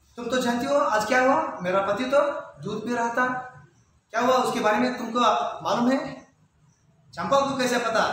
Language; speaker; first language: Hindi; non-native, local second language; Kannada